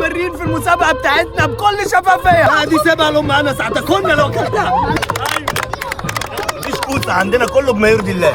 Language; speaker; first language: Arabic; native; Arabic